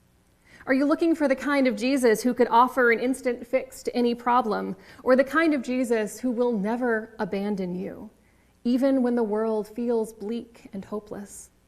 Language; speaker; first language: English; native; English